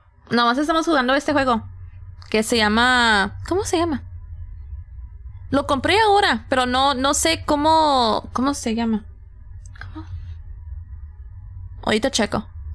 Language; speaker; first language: Spanish; early bilingual, heritage; Spanish